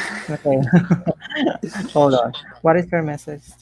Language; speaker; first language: English; non-native, local second language; Filipino